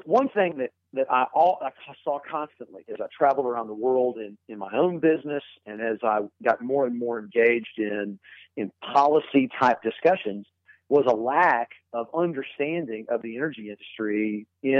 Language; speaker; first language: English; native; English